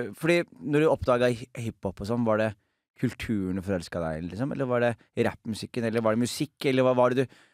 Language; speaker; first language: Norwegian; early bilingual, other home language; Somali